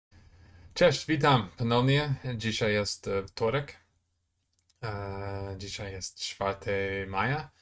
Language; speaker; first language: Polish; non-native, fluent; English